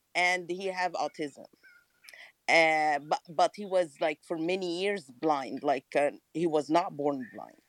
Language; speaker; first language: English; non-native, fluent; Arabic